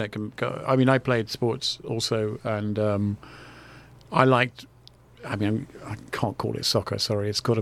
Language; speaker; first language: English; non-native, local second language; French